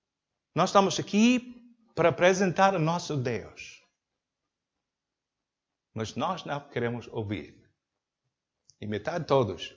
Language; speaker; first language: Portuguese; non-native, learner; English